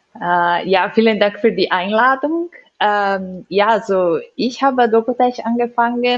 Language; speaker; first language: German; non-native, learner; Portuguese